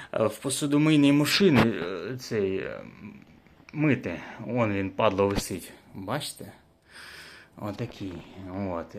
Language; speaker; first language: Ukrainian; non-native, local second language; Russian